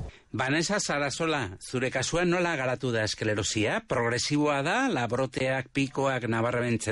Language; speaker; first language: Basque; native; Basque